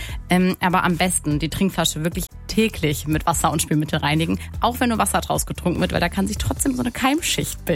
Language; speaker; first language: German; native; German